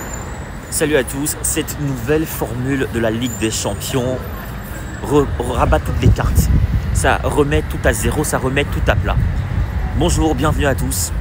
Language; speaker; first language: French; native; French